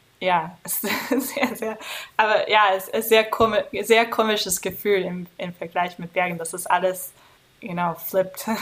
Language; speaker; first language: German; non-native, fluent; English